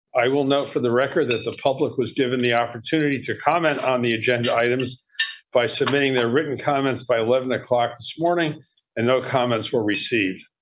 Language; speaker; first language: English; native; English